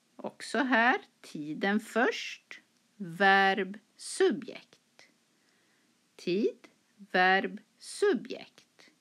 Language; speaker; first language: Swedish; native; Swedish